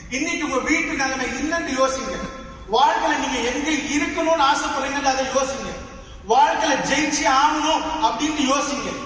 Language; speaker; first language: Tamil; non-native, local second language; Gujarati